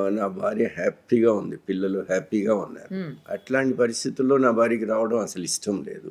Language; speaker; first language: Telugu; native; Telugu